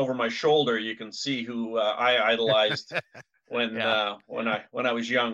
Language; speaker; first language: English; native; English